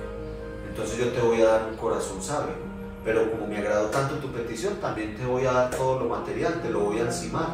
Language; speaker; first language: Spanish; native; Spanish